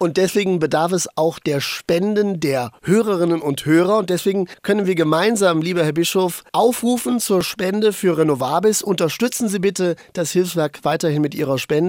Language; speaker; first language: German; native; German